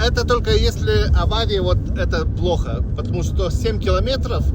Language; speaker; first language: Russian; non-native, fluent; Lithuanian